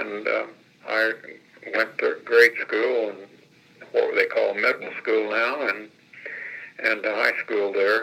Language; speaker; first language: English; native; English